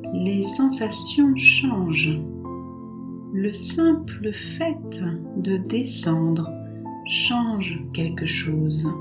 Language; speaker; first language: French; native; French